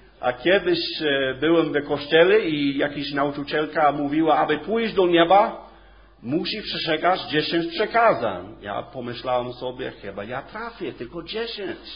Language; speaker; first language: Polish; non-native, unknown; English